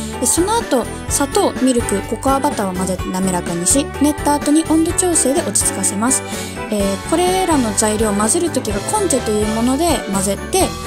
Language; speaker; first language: Japanese; native; Japanese